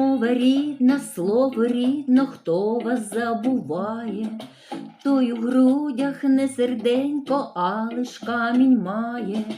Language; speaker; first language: Ukrainian; native; Ukrainian